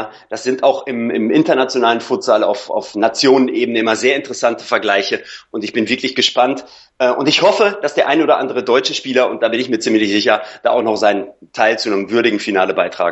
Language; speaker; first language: German; native; German